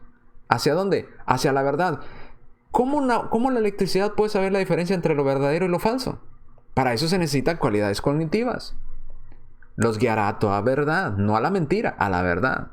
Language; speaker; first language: Spanish; native; Spanish